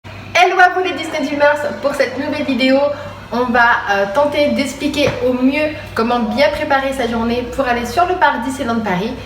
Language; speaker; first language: French; native; French